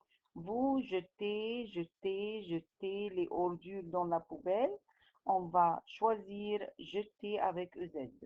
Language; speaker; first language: French; non-native, fluent; Arabic